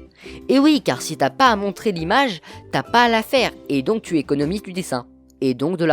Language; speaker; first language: French; native; French